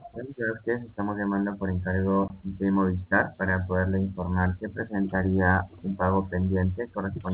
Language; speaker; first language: Spanish; native; Spanish